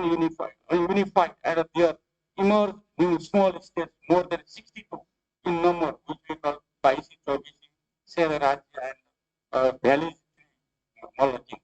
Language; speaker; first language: English; non-native, fluent; Nepali